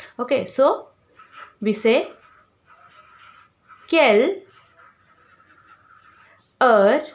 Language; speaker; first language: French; non-native, fluent; Hindi